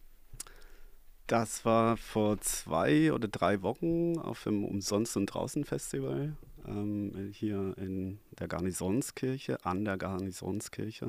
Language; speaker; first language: German; non-native, fluent; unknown